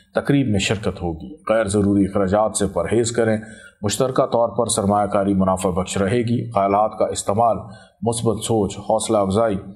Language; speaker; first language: Urdu; native; Urdu